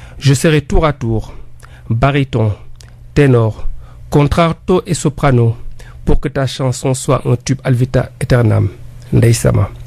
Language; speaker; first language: French; non-native, local second language; Wolof